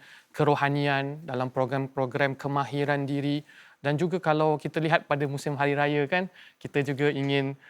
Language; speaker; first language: Malay; native; Malay